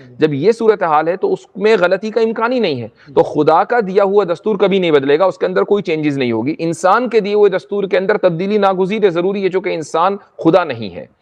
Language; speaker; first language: Urdu; native; Urdu